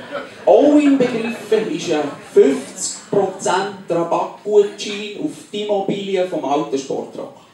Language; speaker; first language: German; native; German